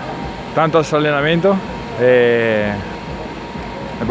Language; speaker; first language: Spanish; non-native, learner; Italian